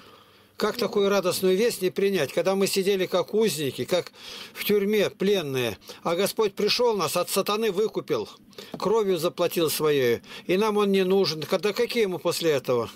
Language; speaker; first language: Russian; native; Russian